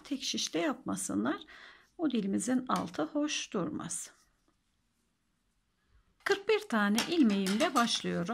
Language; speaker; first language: Turkish; native; Turkish